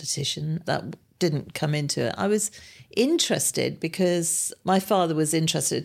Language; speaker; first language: English; native; English